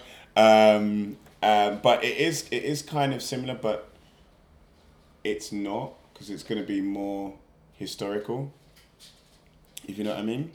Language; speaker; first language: English; native; English